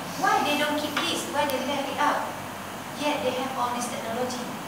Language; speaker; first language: English; non-native, local second language; Malay